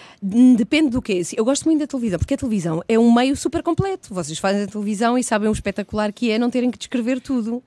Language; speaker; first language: Portuguese; early bilingual, heritage; Portuguese